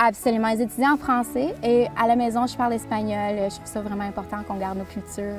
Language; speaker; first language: French; early bilingual, other home language; Spanish